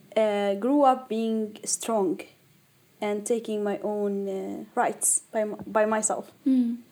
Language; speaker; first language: English; non-native, fluent; Arabic